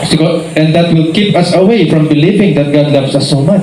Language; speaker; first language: English; non-native, local second language; Filipino